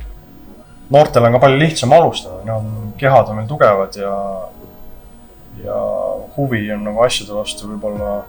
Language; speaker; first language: Estonian; native; Estonian